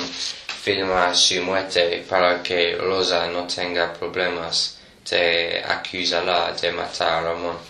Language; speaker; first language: Spanish; non-native, learner; English